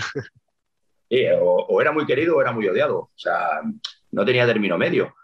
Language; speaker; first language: Spanish; native; Spanish